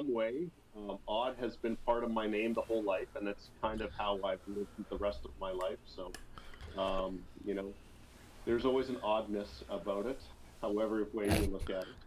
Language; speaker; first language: English; native; English